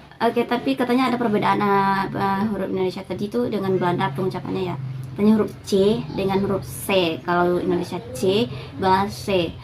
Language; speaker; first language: Indonesian; native; Indonesian